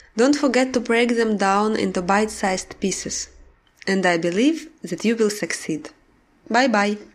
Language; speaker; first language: English; non-native, fluent; Russian